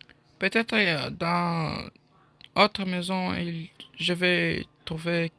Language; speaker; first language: French; non-native, learner; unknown